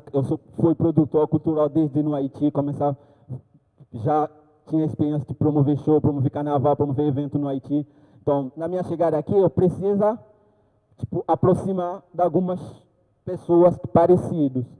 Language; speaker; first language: Portuguese; non-native, learner; Haitian Creole